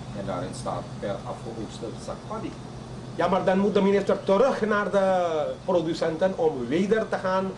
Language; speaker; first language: Dutch; native; Dutch